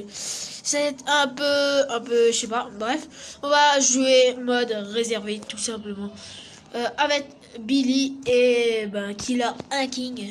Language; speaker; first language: French; native; French